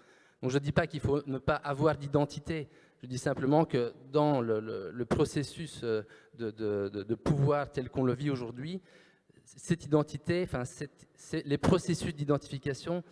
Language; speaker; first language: French; native; French